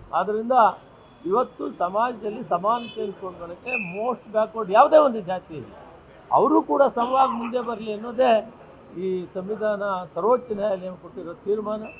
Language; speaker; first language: Kannada; native; Kannada